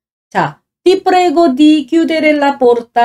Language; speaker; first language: Italian; non-native, fluent; Korean